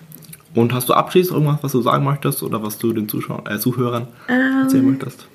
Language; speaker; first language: German; native; German